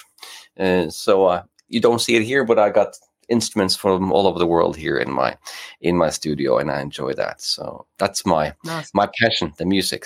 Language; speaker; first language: English; non-native, fluent; Norwegian